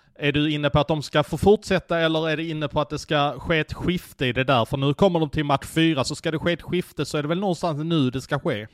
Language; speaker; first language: Swedish; native; Swedish